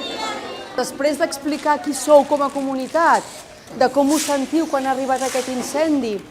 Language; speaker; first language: Catalan; native; Catalan